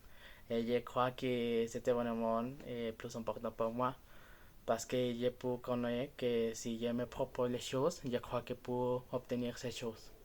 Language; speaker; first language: French; non-native, learner; Spanish